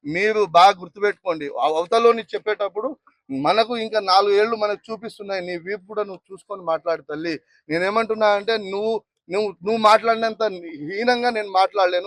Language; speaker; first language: Telugu; non-native, local second language; Lambadi